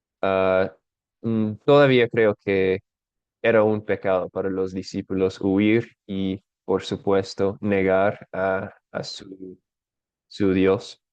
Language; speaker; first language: Spanish; non-native, fluent; English